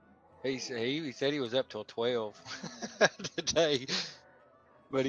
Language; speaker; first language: English; native; English